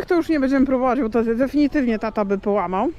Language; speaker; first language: Polish; native; Polish